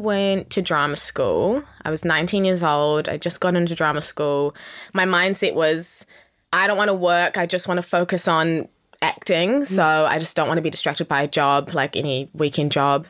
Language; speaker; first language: English; native; English